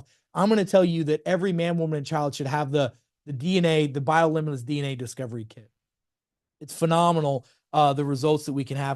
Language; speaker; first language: English; native; English